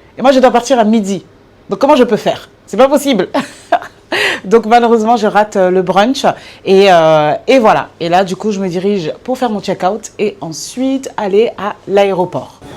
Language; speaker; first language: French; native; French